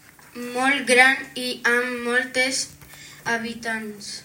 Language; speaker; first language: Catalan; non-native, learner; French